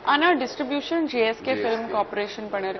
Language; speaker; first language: Tamil; non-native, fluent; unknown